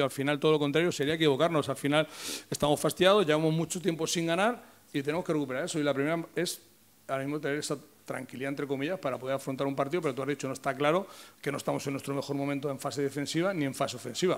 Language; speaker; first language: Spanish; native; Spanish